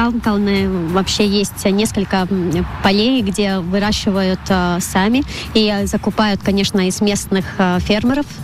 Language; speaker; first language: Russian; non-native, local second language; Latvian